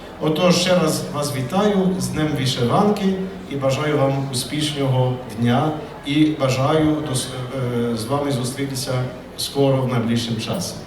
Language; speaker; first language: Ukrainian; early bilingual, heritage; Ukrainian